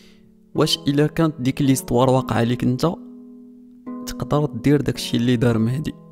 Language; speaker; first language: Arabic; native; Arabic